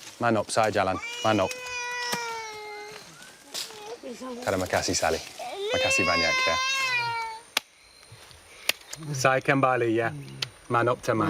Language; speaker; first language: Indonesian; non-native, learner; English